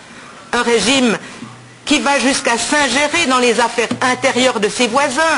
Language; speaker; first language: French; native; French